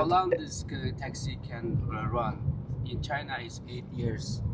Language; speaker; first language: English; non-native, fluent; Chinese